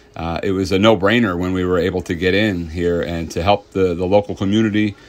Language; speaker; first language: English; native; English